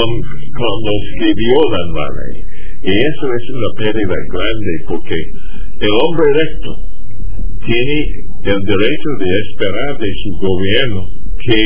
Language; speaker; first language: Spanish; non-native, fluent; English